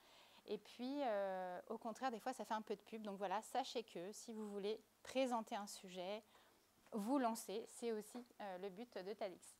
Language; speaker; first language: French; native; French